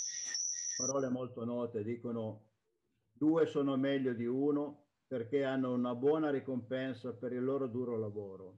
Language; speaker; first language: Italian; native; Italian